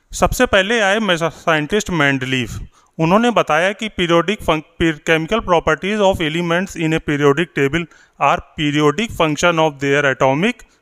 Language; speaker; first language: Hindi; native; Hindi